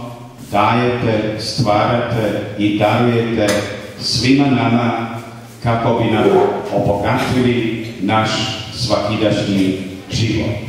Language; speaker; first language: Croatian; native; Croatian